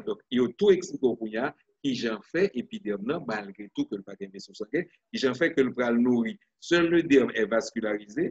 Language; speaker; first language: French; non-native, local second language; Haitian Creole